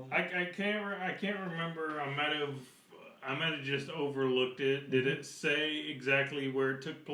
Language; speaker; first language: English; native; English